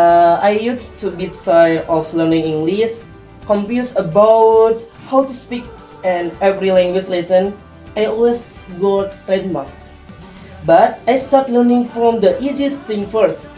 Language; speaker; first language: English; non-native, learner; Indonesian